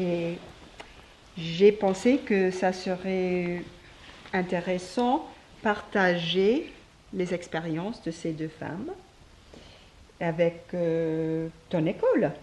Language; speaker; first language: French; non-native, learner; English